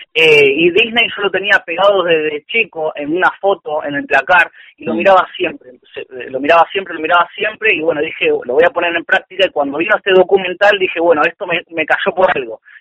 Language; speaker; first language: Spanish; native; Spanish